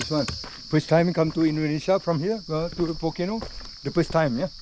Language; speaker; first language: English; non-native, learner; Indonesian